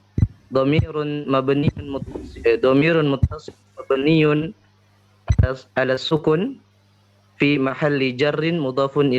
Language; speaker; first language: Arabic; non-native, learner; Indonesian